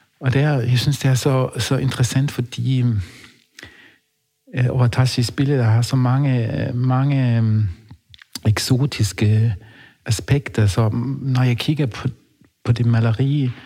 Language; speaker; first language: Danish; non-native, fluent; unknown